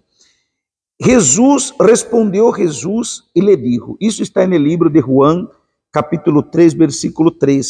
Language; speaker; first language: Spanish; non-native, fluent; Portuguese